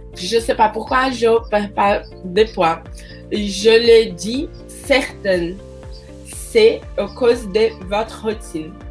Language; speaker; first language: French; non-native, learner; Portuguese